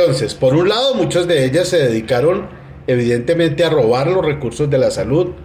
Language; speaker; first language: Spanish; native; Spanish